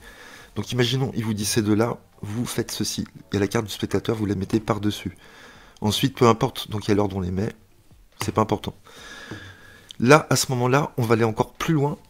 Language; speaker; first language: French; native; French